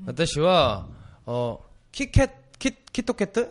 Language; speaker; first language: Japanese; non-native, learner; Korean